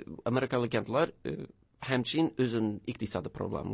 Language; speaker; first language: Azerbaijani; non-native, learner; English